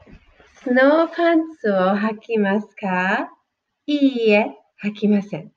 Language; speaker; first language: Japanese; non-native, fluent; English